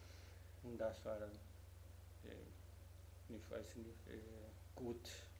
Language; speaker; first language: German; non-native, learner; Spanish